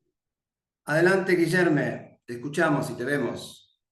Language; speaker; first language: Spanish; native; Spanish